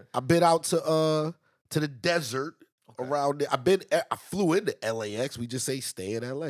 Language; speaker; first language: English; native; English